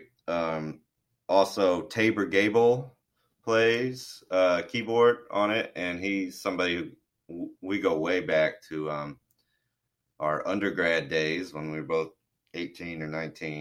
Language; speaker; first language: English; native; English